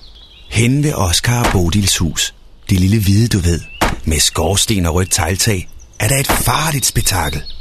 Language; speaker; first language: Danish; native; Danish